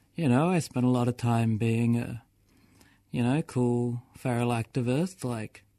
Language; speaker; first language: English; native; English